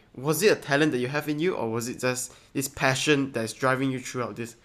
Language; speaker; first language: English; non-native, local second language; Chinese